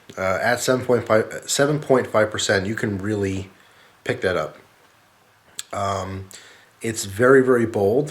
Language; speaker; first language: English; native; English